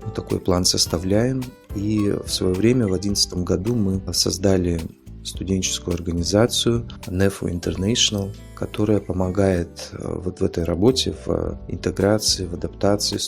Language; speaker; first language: Russian; non-native, local second language; Yakut